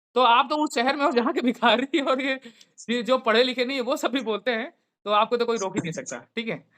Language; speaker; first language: Hindi; native; Hindi